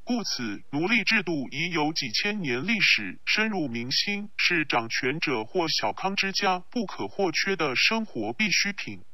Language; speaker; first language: Chinese; non-native, local second language; Cantonese